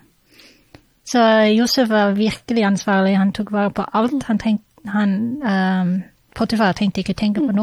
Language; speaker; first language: Norwegian; non-native, fluent; English